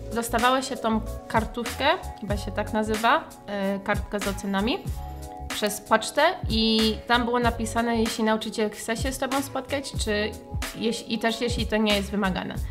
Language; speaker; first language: Polish; early bilingual, heritage; Polish